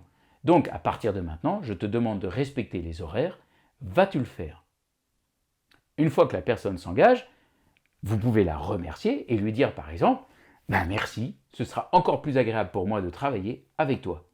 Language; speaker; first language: French; native; French